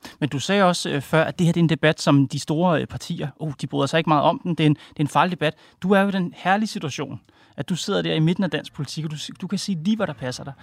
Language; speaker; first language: Danish; native; Danish